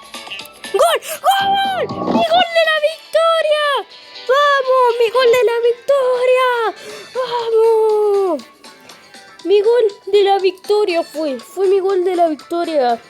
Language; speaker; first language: Spanish; native; Spanish